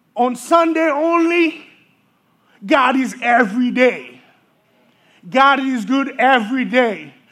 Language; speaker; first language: English; early bilingual, other home language; Haitian Creole